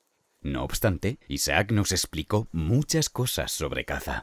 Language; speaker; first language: Spanish; native; Spanish